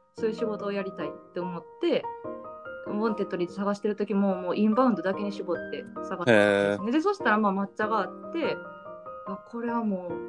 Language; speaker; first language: Japanese; native; Japanese